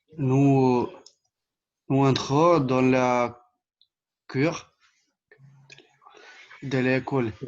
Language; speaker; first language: French; non-native, learner; Albanian